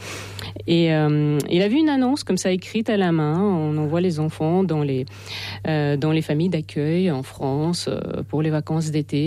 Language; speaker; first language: French; non-native, fluent; Russian